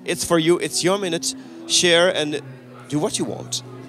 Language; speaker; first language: English; non-native, learner; French